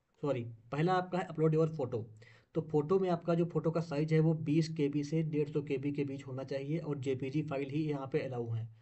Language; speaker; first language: Hindi; native; Hindi